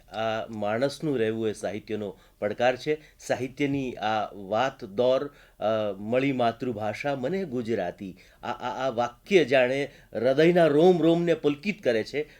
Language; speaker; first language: Gujarati; native; Gujarati